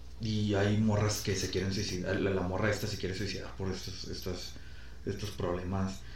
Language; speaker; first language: Spanish; native; Spanish